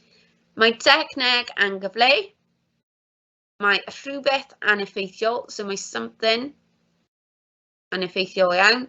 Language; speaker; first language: Welsh; non-native, fluent; English